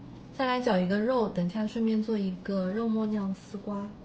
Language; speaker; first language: Chinese; native; Chinese